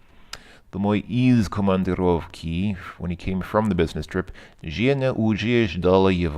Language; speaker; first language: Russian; non-native, learner; English